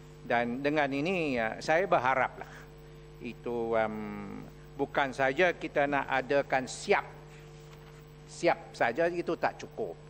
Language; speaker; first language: Malay; non-native, local second language; Chinese